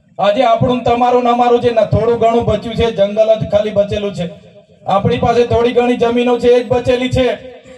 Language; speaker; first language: Gujarati; non-native, local second language; Vasavi